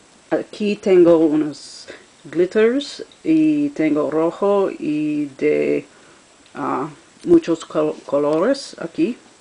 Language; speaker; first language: Spanish; non-native, learner; English